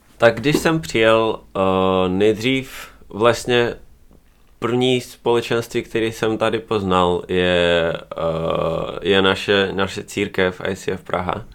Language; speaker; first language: Czech; non-native, fluent; Russian